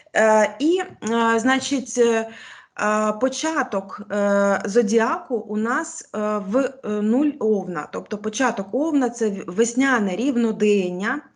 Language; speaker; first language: Ukrainian; non-native, local second language; Russian